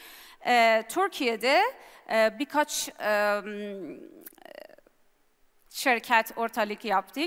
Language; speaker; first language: Turkish; non-native, learner; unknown